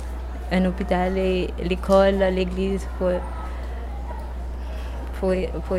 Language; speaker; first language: French; non-native, local second language; Haitian Creole